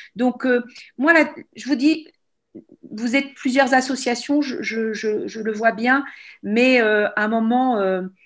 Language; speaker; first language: French; native; French